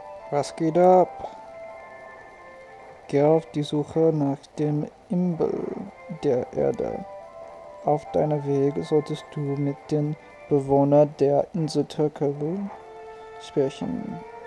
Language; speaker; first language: German; non-native, learner; English